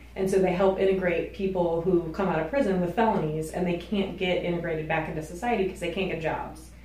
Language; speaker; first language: English; native; English